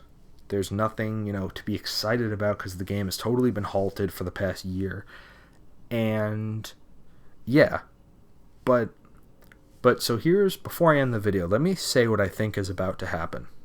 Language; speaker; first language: English; native; English